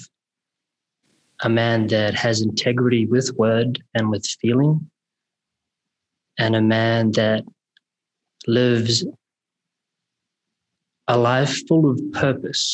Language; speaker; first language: English; native; English